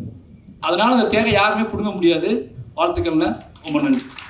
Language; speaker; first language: Tamil; native; Tamil